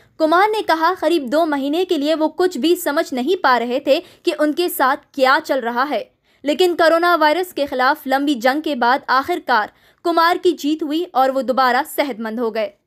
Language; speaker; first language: Urdu; native; Urdu